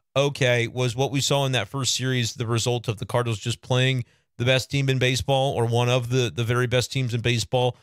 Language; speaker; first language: English; native; English